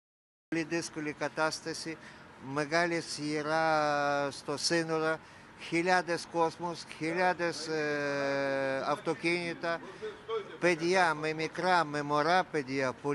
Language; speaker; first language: Greek; non-native, learner; Ukrainian